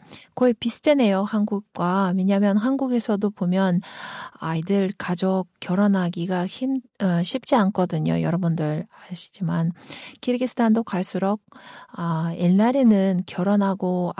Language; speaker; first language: Korean; non-native, fluent; Kyrgyz